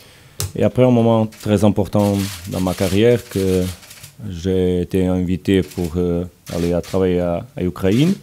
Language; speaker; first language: French; non-native, learner; Portuguese